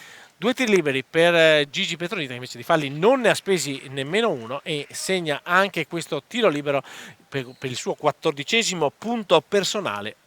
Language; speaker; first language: Italian; native; Italian